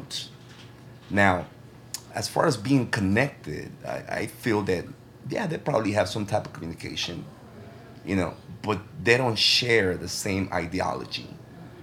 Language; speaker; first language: English; early bilingual, other home language; Spanish